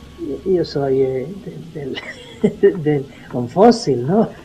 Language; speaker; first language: Spanish; non-native, fluent; Swedish